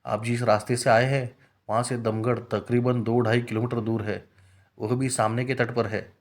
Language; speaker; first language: Hindi; non-native, local second language; Marathi